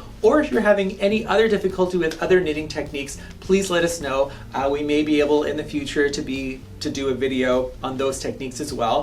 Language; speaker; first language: English; native; English